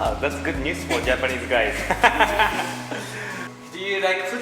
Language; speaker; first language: English; non-native, learner; Japanese